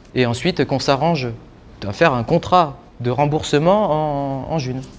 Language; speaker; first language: French; native; French